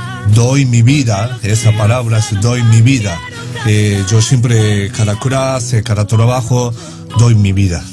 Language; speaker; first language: Spanish; non-native, learner; Japanese